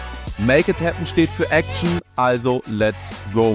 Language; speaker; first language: German; native; German